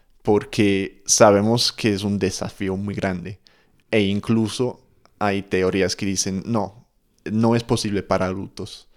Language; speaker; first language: Spanish; non-native, fluent; English